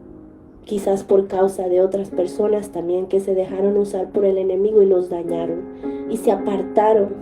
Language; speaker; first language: Spanish; native; Spanish